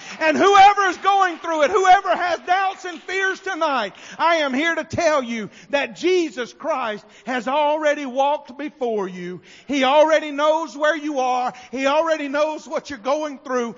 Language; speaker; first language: English; native; English